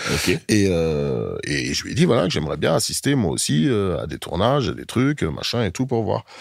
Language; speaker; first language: French; early bilingual, heritage; French